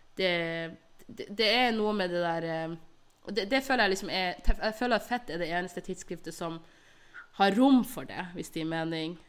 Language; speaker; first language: Norwegian; early bilingual, other home language; Somali